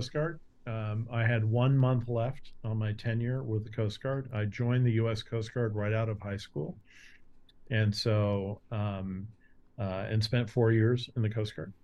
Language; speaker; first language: English; native; English